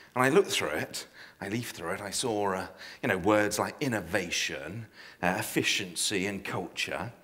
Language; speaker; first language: English; native; English